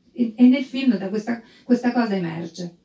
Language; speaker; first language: Italian; native; Italian